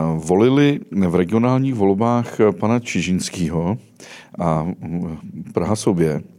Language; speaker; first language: Czech; native; Czech